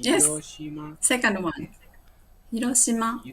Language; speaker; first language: English; non-native, learner; Japanese